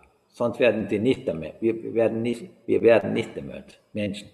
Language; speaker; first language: German; non-native, learner; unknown